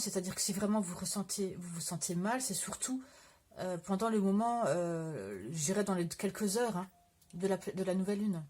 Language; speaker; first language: French; native; French